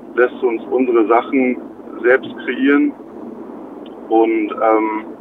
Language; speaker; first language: German; native; German